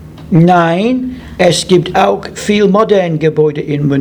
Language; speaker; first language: German; non-native, learner; English